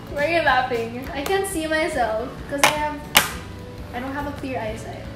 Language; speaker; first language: English; non-native, local second language; Filipino